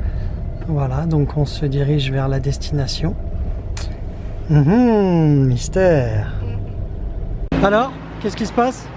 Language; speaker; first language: French; native; French